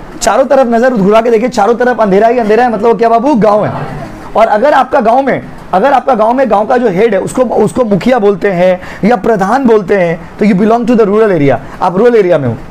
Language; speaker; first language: Hindi; native; Hindi